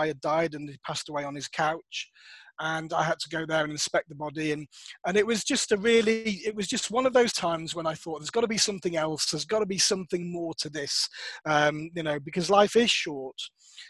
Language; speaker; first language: English; native; English